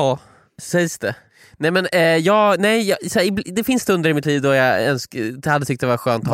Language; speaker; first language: Swedish; native; Swedish